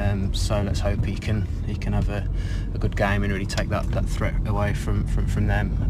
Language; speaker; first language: English; native; English